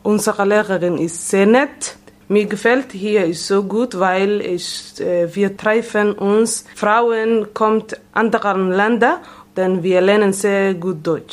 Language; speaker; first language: German; non-native, learner; Somali